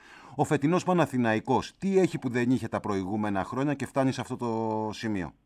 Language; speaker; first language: Greek; native; Greek